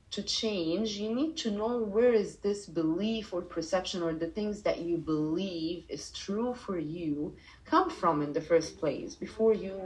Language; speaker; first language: English; non-native, fluent; Arabic